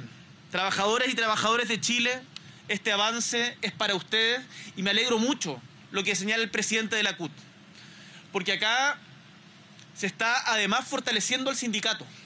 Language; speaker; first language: Spanish; native; Spanish